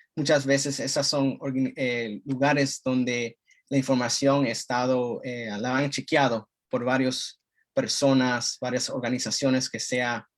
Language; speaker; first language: Spanish; early bilingual, heritage; Spanish